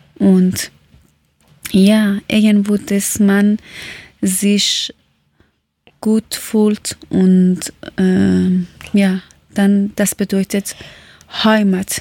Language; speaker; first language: German; non-native, learner; Persian